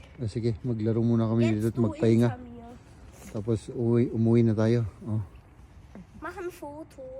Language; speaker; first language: Filipino; native; Filipino